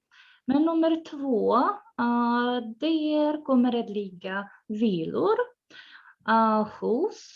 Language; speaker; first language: Swedish; non-native, fluent; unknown